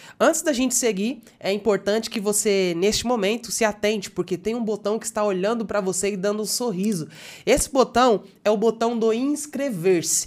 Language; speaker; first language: Portuguese; native; Portuguese